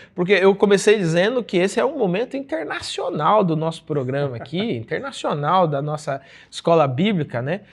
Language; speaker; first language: Portuguese; native; Portuguese